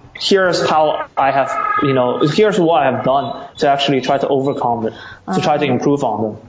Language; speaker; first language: English; early bilingual, other home language; Chinese